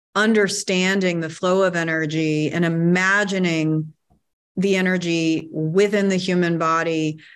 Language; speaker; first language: English; native; English